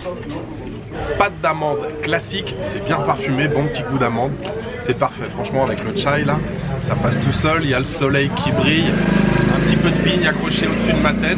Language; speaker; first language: French; native; French